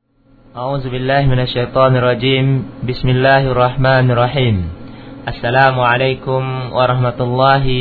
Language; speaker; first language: Arabic; non-native, fluent; Indonesian